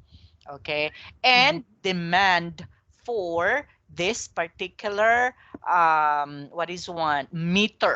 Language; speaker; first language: English; non-native, local second language; Filipino